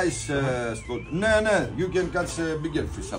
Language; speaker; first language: English; non-native, learner; Greek